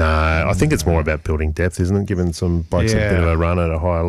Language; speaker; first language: English; native; English